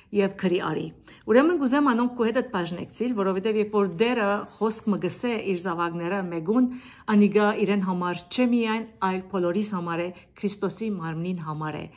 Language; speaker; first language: Armenian; native; Armenian